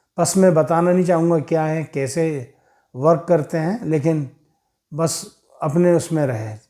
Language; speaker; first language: Urdu; native; Urdu